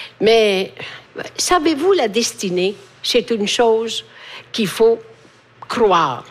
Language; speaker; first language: French; non-native, fluent; Italian